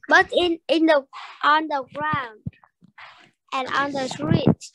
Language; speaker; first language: English; non-native, learner; Vietnamese